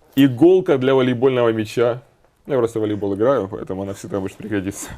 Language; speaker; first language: Russian; native; Russian